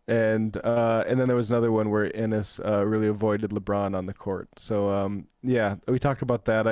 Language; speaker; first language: English; native; English